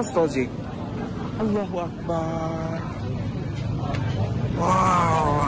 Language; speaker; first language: English; non-native, learner; Malay